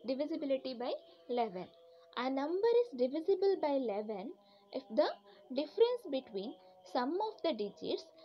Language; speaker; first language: English; non-native, local second language; Kannada